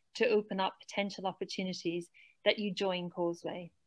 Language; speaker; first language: English; native; English